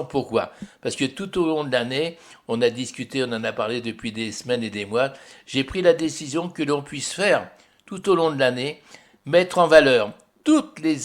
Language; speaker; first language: French; native; French